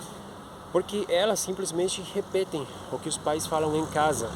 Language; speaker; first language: Portuguese; non-native, fluent; Spanish